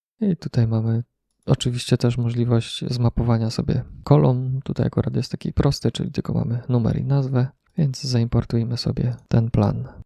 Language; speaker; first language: Polish; native; Polish